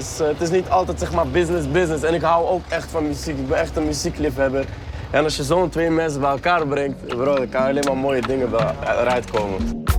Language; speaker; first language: Dutch; early bilingual, other home language; Arabic